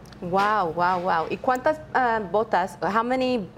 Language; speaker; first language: Spanish; non-native, learner; English